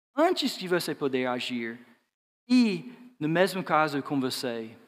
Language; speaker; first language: Portuguese; non-native, fluent; English